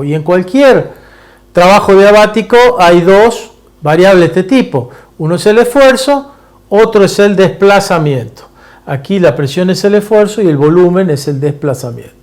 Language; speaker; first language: Spanish; native; Spanish